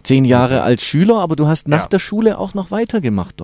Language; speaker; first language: German; native; German